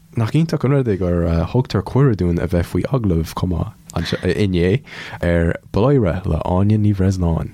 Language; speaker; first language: Irish; non-native, local second language; English